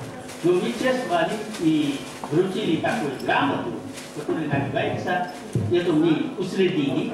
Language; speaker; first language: Russian; non-native, fluent; Nepali